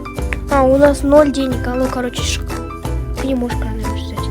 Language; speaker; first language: Russian; non-native, local second language; Kazakh